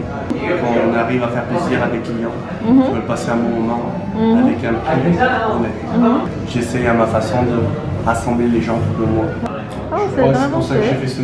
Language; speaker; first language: French; early bilingual, other home language; Korean